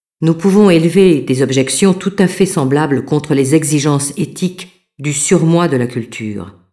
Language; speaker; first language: French; native; French